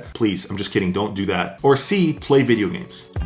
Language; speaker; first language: English; native; English